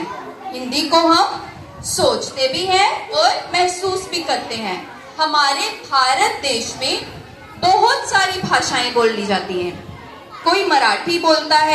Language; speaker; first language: Hindi; native; Hindi